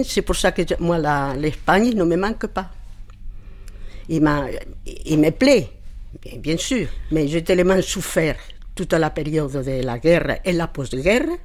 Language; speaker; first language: French; non-native, fluent; Spanish